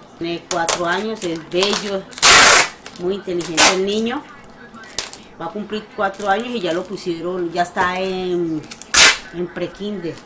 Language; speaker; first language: Spanish; native; Spanish